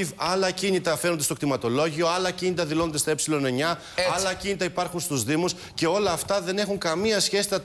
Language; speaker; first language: Greek; native; Greek